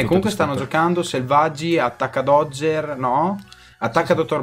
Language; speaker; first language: Italian; native; Italian